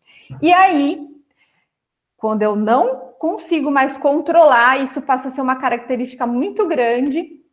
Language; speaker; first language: Portuguese; native; Portuguese